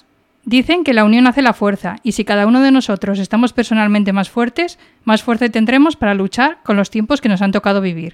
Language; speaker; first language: Spanish; native; Spanish